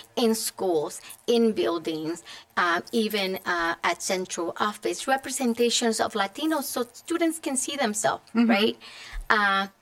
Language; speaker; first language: English; non-native, fluent; Spanish